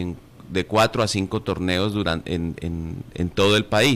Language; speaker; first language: Spanish; native; Spanish